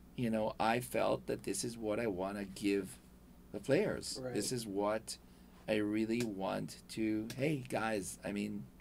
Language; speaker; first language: English; non-native, fluent; Hebrew